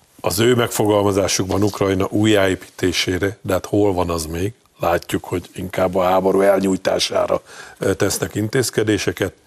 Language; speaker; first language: Hungarian; native; Hungarian